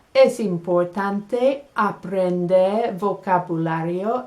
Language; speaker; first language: Spanish; non-native, fluent; English